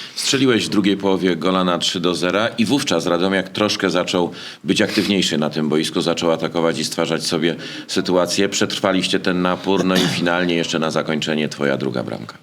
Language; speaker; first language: Polish; native; Polish